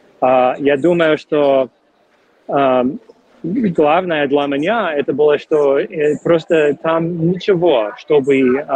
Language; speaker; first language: Russian; non-native, fluent; English